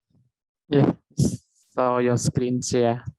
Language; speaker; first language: English; non-native, learner; Khmer